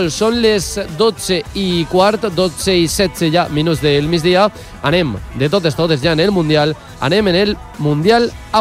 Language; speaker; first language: Catalan; native; Catalan